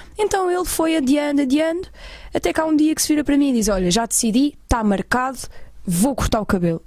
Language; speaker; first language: Portuguese; native; Portuguese